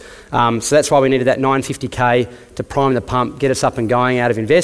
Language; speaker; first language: English; native; English